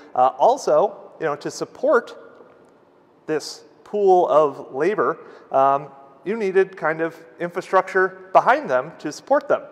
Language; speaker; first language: English; native; English